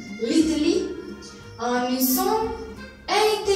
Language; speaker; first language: French; non-native, learner; Spanish